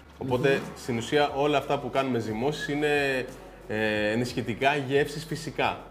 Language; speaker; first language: Greek; early bilingual, heritage; Greek